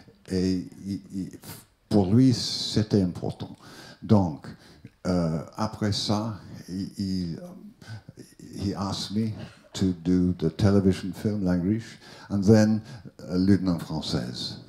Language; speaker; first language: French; non-native, learner; English